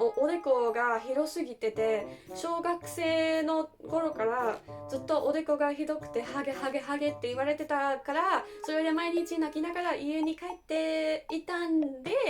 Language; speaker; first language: Japanese; non-native, fluent; German